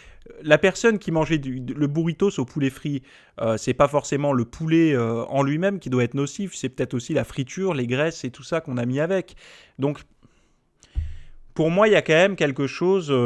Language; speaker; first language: French; native; French